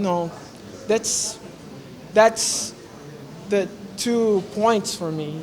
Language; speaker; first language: English; non-native, learner; Portuguese